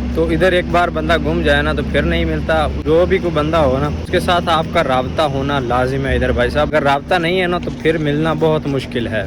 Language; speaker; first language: Urdu; non-native, local second language; Punjabi